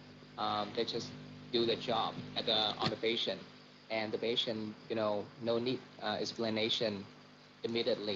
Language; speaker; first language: English; non-native, learner; Vietnamese